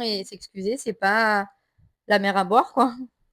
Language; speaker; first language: French; native; French